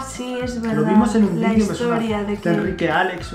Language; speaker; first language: Spanish; native; Spanish